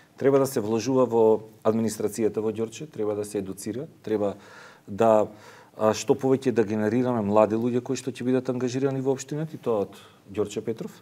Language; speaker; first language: Macedonian; native; Macedonian